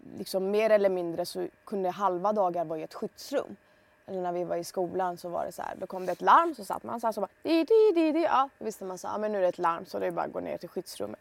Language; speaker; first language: Swedish; early bilingual, other home language; Persian